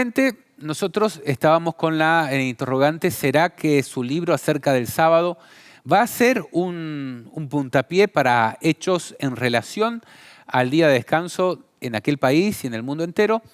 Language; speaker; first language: Spanish; native; Spanish